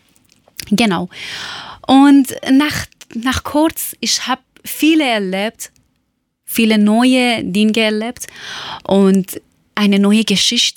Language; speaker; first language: German; non-native, learner; Persian